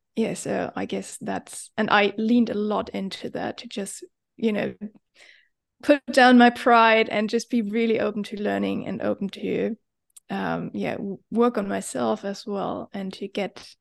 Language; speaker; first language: English; non-native, fluent; German